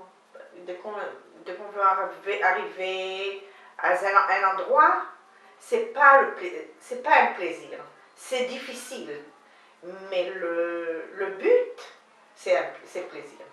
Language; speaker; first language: French; non-native, learner; Hebrew